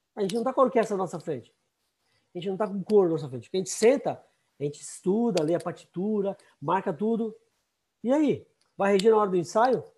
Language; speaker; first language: Portuguese; native; Portuguese